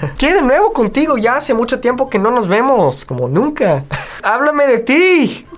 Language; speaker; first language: Spanish; non-native, fluent; English